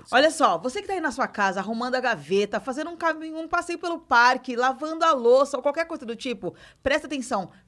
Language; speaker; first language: Portuguese; native; Portuguese